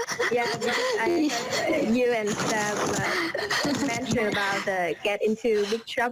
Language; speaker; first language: English; non-native, learner; Vietnamese